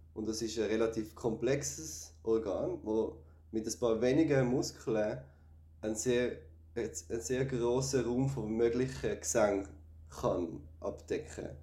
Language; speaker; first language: German; native; German